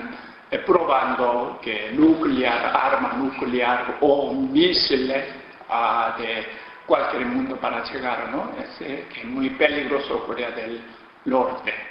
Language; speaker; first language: Spanish; non-native, learner; Korean